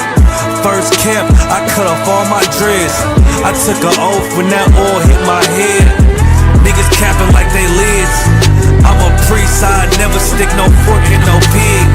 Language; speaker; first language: English; native; English